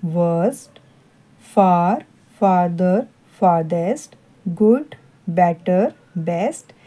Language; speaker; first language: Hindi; non-native, local second language; Punjabi